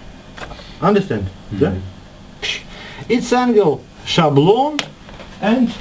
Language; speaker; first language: English; non-native, learner; Russian